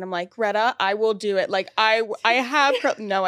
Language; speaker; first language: English; native; English